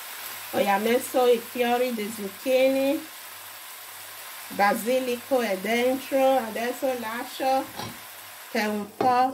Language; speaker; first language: Italian; non-native, learner; English